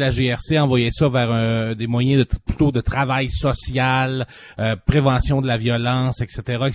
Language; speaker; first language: French; native; French